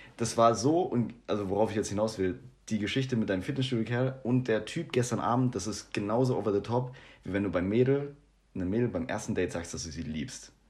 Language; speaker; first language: German; native; German